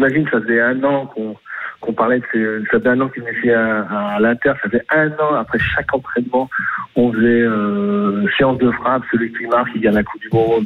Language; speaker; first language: French; native; French